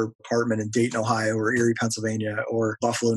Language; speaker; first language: English; native; English